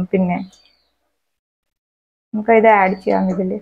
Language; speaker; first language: Malayalam; non-native, learner; Hindi